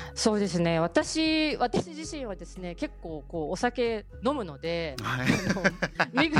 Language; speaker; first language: Japanese; native; Japanese